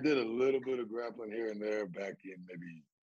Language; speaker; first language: English; native; English